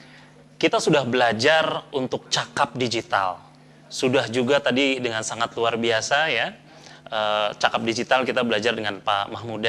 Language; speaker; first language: Indonesian; native; Indonesian